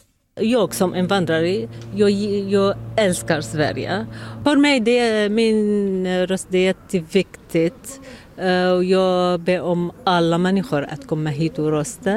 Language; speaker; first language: Swedish; non-native, learner; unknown